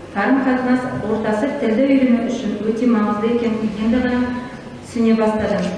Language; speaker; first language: Kazakh; non-native, local second language; Russian